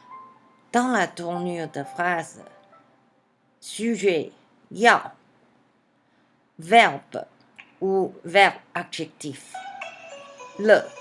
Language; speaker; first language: French; non-native, fluent; Chinese